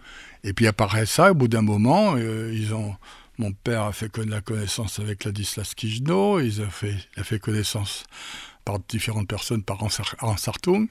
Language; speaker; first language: French; native; French